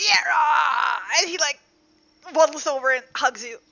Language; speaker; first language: English; native; English